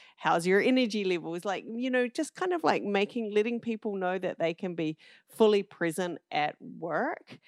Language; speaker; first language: English; native; English